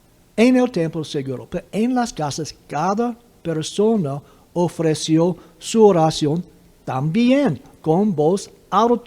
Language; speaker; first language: Spanish; non-native, fluent; English